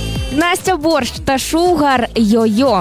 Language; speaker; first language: Ukrainian; native; Ukrainian